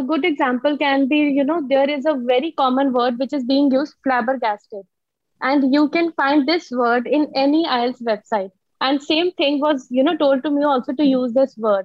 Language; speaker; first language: English; non-native, local second language; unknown